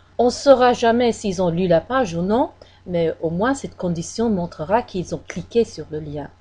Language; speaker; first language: French; non-native, fluent; English